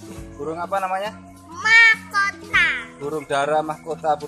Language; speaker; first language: Indonesian; native; Indonesian